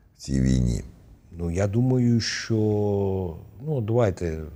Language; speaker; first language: Ukrainian; native; Ukrainian